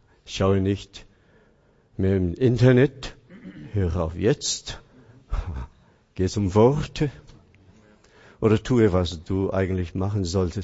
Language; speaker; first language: German; non-native, fluent; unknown